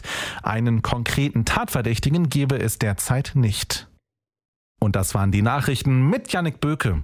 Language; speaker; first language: German; native; German